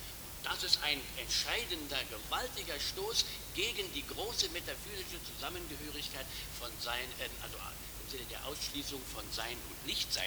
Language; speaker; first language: German; native; German